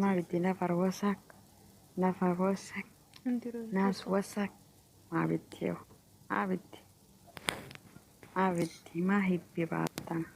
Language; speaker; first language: Arabic; non-native, learner; Oromo